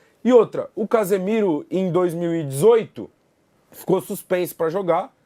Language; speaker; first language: Portuguese; native; Portuguese